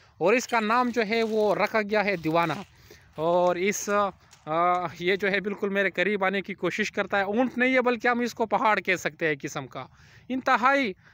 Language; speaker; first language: Urdu; non-native, local second language; Pashto